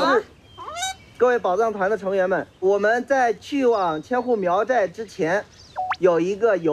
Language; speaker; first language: Chinese; native; Chinese